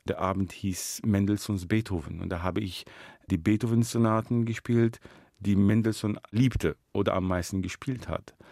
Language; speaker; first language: German; non-native, fluent; Arabic